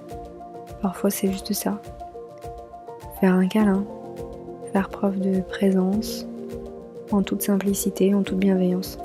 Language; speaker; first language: French; native; French